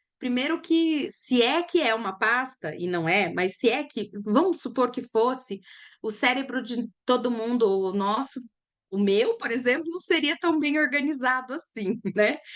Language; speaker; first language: Portuguese; native; Portuguese